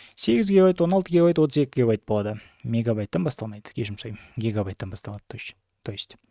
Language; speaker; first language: Russian; non-native, local second language; Kazakh